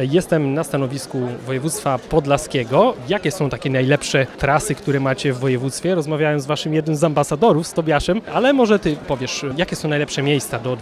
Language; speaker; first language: Polish; native; Polish